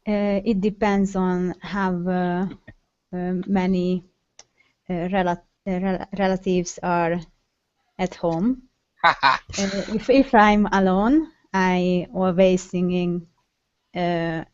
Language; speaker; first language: English; non-native, learner; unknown